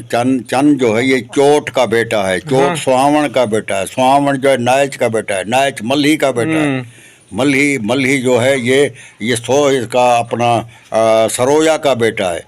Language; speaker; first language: Urdu; non-native, local second language; Sindhi